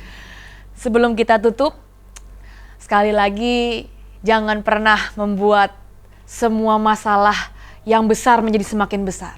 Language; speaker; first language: Indonesian; native; Indonesian